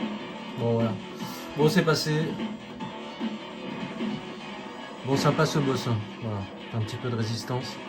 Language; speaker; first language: French; native; French